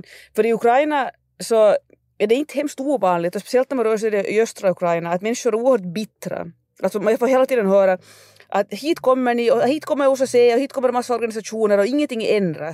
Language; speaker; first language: Swedish; native; Swedish